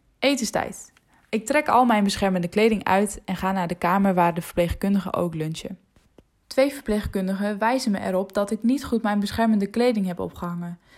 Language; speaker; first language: Dutch; non-native, local second language; Western Frisian